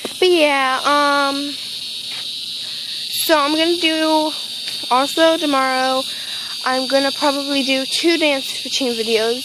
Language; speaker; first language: English; native; English